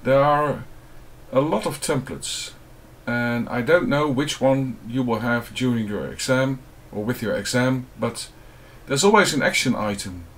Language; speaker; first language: English; non-native, fluent; Dutch